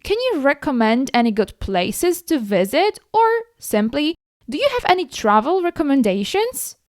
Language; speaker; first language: English; non-native, fluent; Polish